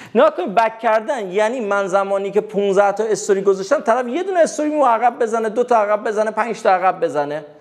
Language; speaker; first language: Persian; native; Persian